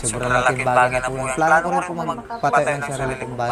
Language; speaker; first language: Filipino; non-native, local second language; Iloko